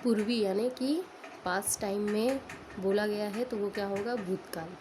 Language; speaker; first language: Hindi; non-native, local second language; Marathi